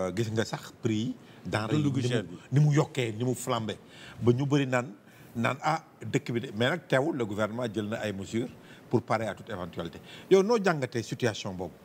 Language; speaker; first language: Wolof; native; Wolof